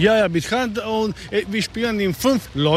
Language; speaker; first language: German; non-native, learner; Croatian